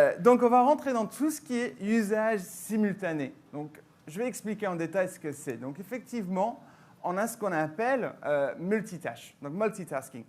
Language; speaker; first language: French; non-native, fluent; English